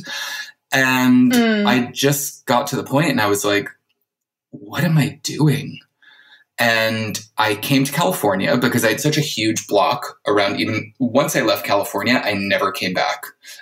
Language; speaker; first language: English; native; English